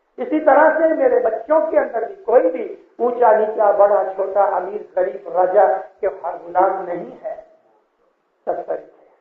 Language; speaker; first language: Urdu; non-native, local second language; Gujarati